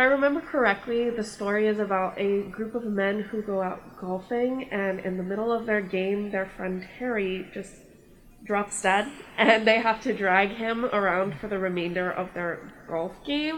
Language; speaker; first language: English; native; English